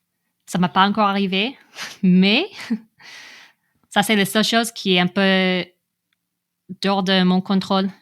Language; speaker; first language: French; non-native, fluent; English